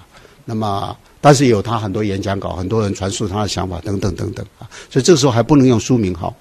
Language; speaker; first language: Chinese; native; Chinese